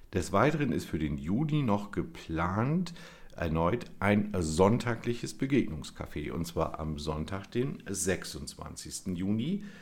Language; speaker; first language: German; native; German